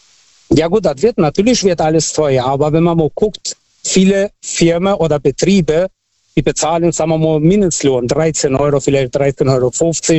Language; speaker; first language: German; non-native, fluent; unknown